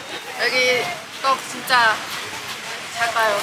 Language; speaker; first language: Korean; non-native, learner; Thai